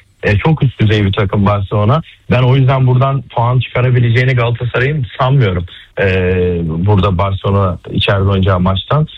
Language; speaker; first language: Turkish; native; Turkish